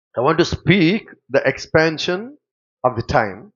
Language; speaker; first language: English; non-native, local second language; Telugu